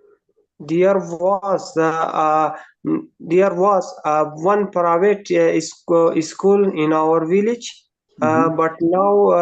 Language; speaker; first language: English; non-native, learner; Persian